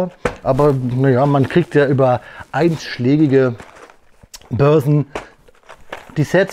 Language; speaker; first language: German; native; German